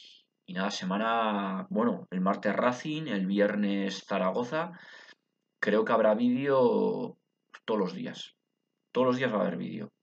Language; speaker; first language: Spanish; native; Spanish